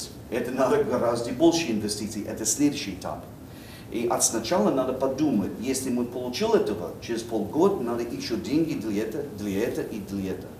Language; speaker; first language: Russian; non-native, fluent; English